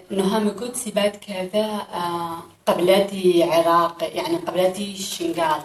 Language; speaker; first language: German; non-native, learner; Kurdish